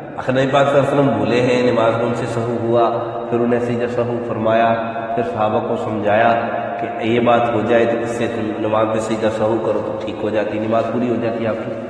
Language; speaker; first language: Urdu; non-native, local second language; Pashto